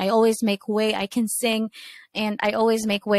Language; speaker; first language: English; non-native, local second language; Cebuano